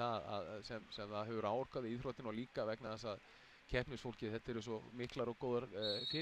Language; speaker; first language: Icelandic; native; Icelandic